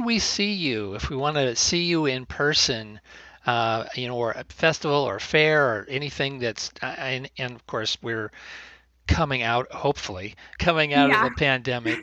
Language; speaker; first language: English; native; English